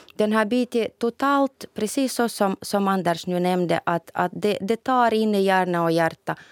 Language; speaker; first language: Swedish; non-native, fluent; Russian